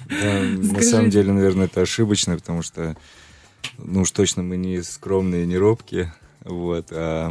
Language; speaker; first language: Russian; native; Russian